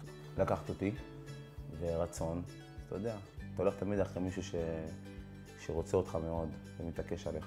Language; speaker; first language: Hebrew; native; Hebrew